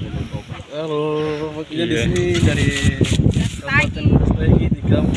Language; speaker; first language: Indonesian; non-native, local second language; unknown